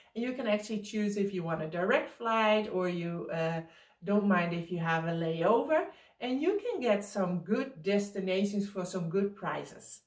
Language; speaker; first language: English; non-native, fluent; Dutch